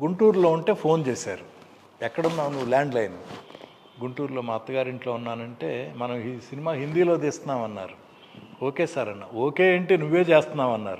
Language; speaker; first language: Telugu; native; Telugu